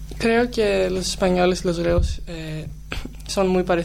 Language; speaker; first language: Spanish; non-native, learner; Greek